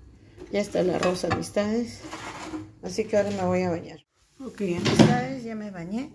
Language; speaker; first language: Spanish; native; Spanish